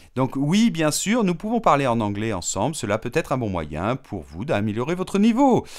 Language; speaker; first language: French; native; French